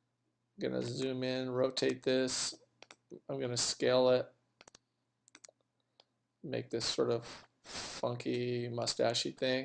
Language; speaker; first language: English; native; English